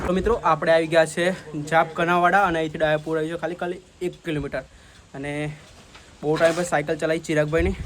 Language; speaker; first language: Gujarati; native; Gujarati